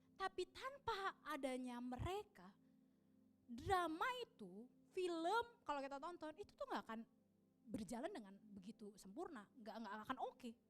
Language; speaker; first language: Indonesian; native; Indonesian